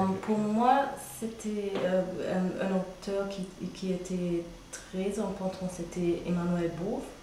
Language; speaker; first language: French; non-native, fluent; German